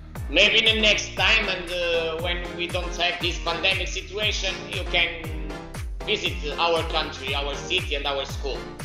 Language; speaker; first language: English; non-native, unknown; Portuguese